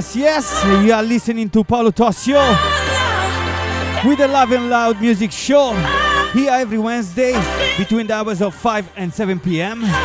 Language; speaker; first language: English; non-native, fluent; Italian